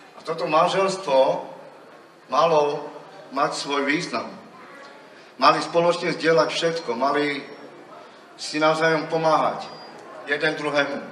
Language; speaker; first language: Slovak; non-native, local second language; Romany